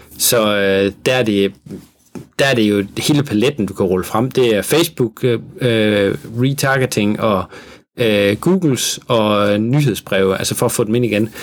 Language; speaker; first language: Danish; native; Danish